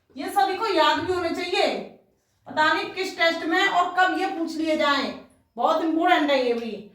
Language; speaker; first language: Hindi; native; Hindi